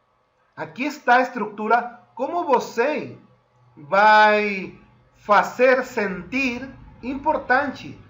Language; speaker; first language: Portuguese; non-native, fluent; Spanish